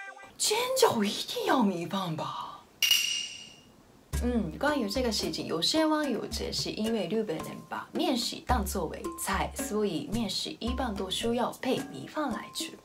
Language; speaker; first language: Chinese; non-native, fluent; Japanese